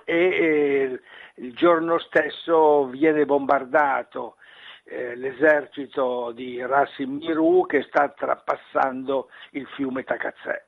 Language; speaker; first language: Italian; native; Italian